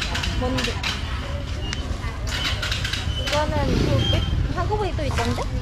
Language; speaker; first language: Korean; non-native, learner; Vietnamese